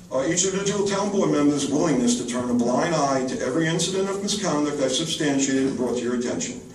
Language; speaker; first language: English; native; English